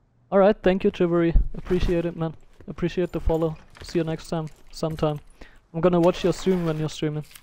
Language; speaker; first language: English; non-native, fluent; German